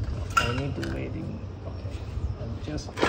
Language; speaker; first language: English; non-native, local second language; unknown